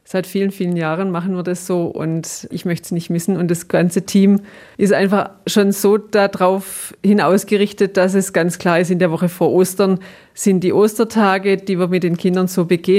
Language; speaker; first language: German; native; German